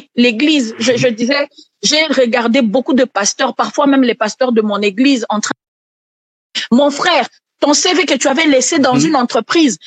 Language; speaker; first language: French; non-native, local second language; Lingala